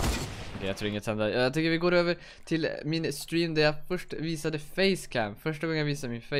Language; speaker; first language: Swedish; native; Swedish